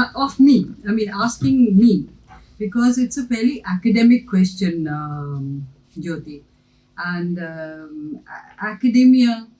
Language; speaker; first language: English; non-native, local second language; Hindi